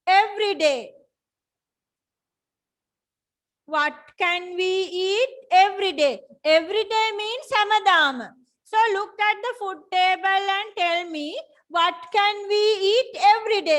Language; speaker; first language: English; non-native, fluent; Sinhala